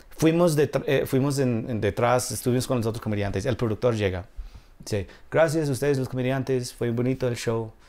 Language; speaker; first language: Spanish; non-native, fluent; English